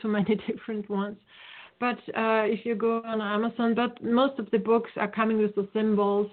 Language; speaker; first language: English; non-native, fluent; German